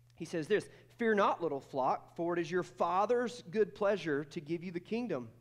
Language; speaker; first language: English; native; English